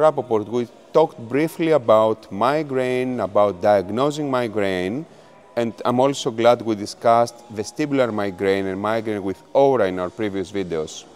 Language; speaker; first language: English; non-native, fluent; Greek